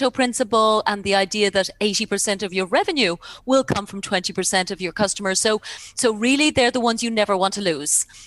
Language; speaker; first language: English; native; English